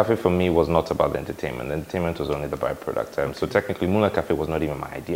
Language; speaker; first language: English; non-native, local second language; Akan